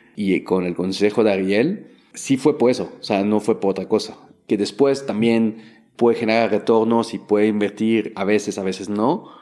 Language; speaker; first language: Spanish; non-native, fluent; French